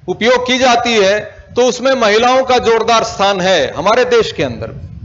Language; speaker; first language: Hindi; native; Hindi